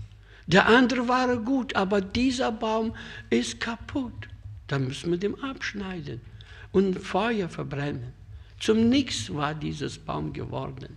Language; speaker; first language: German; non-native, fluent; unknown